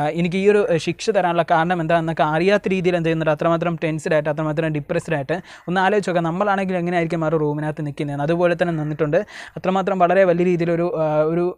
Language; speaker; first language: Malayalam; native; Malayalam